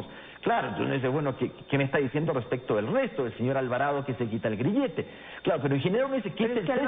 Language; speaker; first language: Spanish; native; Spanish